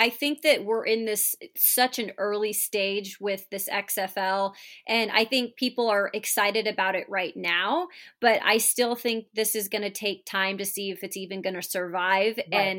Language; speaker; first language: English; native; English